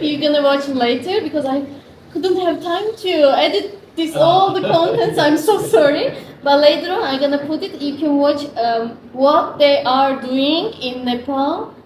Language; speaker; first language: English; non-native, fluent; Turkish